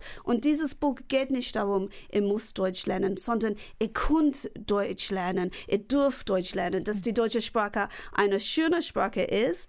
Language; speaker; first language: German; non-native, fluent; English